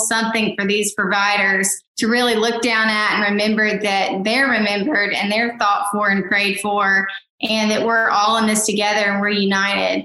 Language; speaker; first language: English; native; English